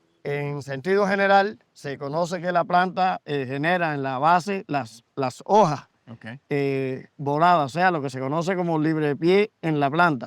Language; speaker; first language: Spanish; native; Spanish